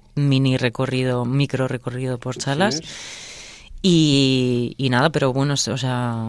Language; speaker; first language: Spanish; native; Spanish